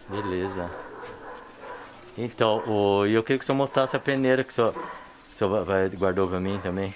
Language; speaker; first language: Portuguese; native; Portuguese